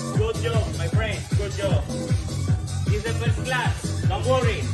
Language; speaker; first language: English; non-native, learner; Spanish